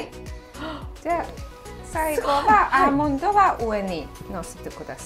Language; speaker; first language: Japanese; non-native, fluent; Serbian